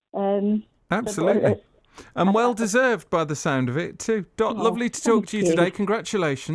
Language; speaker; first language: English; native; English